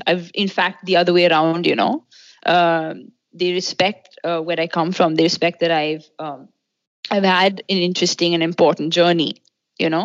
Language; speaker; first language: English; non-native, local second language; Hindi